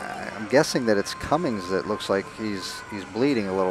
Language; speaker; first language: English; native; English